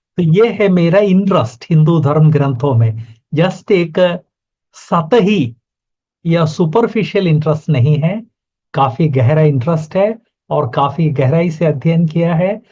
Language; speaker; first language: Hindi; native; Hindi